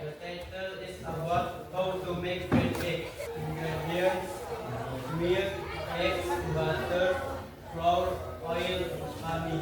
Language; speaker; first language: English; non-native, learner; Indonesian